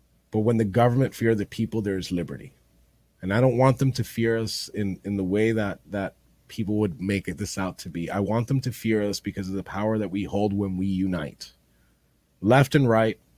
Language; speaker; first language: English; early bilingual, other home language; Spanish